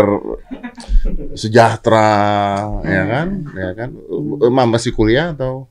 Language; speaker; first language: Indonesian; native; Indonesian